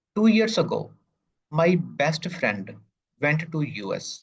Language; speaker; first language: English; non-native, local second language; Punjabi